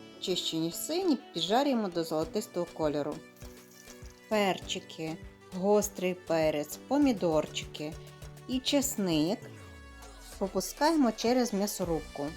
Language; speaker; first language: Ukrainian; native; Ukrainian